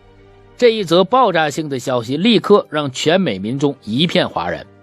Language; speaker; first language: Chinese; native; Chinese